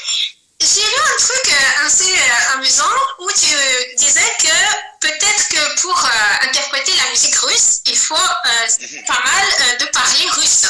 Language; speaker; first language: French; non-native, fluent; Azerbaijani